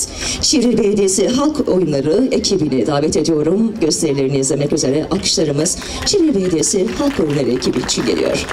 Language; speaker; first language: Turkish; native; Turkish